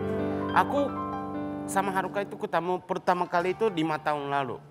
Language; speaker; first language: Indonesian; non-native, learner; Japanese